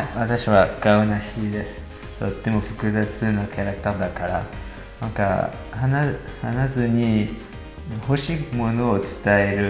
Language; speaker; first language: Japanese; non-native, learner; French